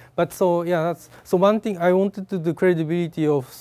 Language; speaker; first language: English; non-native, fluent; Japanese